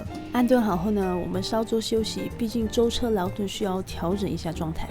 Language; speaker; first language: Chinese; native; Chinese